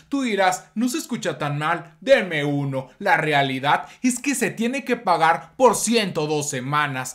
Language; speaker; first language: Spanish; native; Spanish